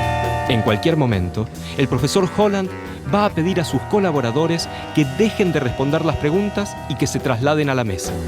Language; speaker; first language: Spanish; native; Spanish